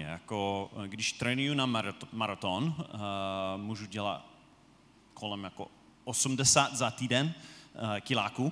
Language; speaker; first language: Czech; non-native, fluent; English